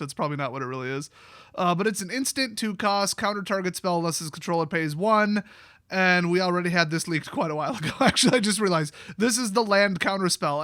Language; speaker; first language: English; native; English